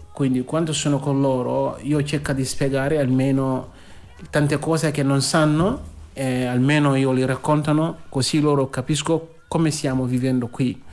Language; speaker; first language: Italian; non-native, learner; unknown